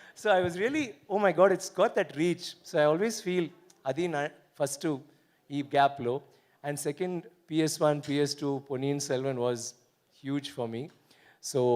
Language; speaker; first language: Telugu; non-native, learner; Tamil